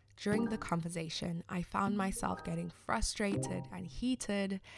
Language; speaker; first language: English; non-native, local second language; Shona